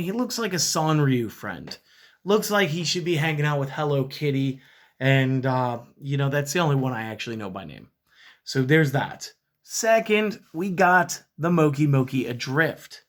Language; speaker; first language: English; native; English